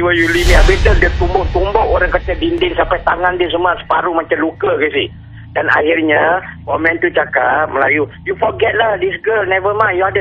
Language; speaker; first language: Malay; native; Malay